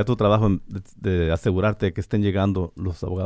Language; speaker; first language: Spanish; native; Spanish